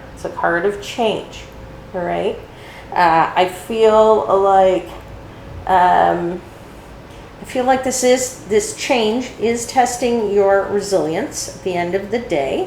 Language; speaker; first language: English; native; English